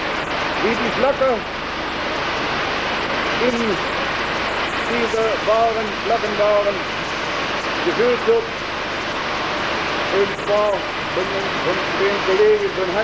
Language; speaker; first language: German; native; German